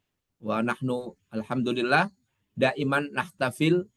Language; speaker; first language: Arabic; non-native, fluent; Indonesian